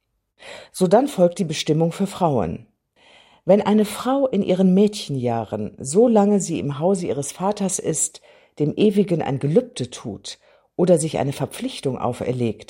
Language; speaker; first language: German; native; German